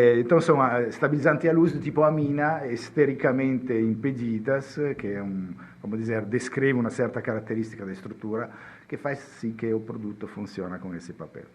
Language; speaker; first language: Portuguese; non-native, fluent; Italian